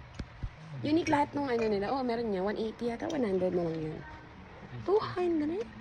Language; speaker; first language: Filipino; native; Filipino